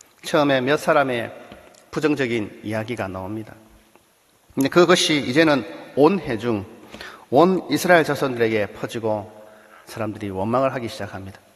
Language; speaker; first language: Korean; native; Korean